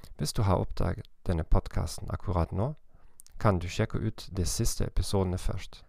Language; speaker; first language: Norwegian; non-native, learner; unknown